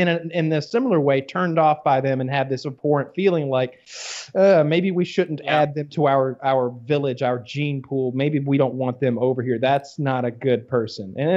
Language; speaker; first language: English; native; English